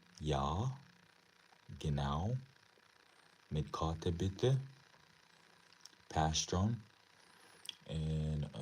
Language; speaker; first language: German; non-native, learner; English